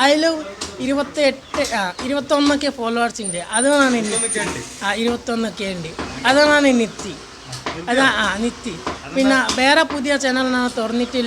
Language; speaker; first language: Malayalam; non-native, local second language; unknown